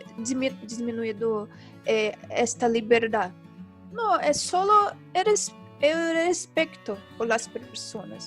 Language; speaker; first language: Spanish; non-native, learner; Portuguese